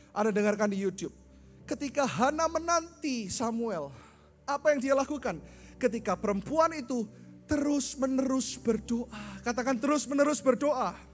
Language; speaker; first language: Indonesian; native; Indonesian